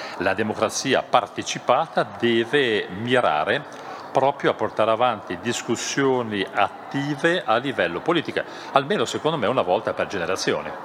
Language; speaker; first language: Italian; non-native, fluent; German